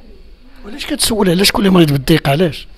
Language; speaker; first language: Arabic; native; Arabic